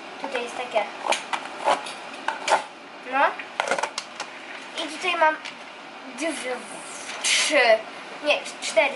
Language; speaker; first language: Polish; early bilingual, heritage; Polish